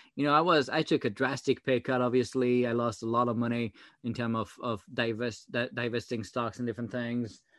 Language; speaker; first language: English; non-native, fluent; French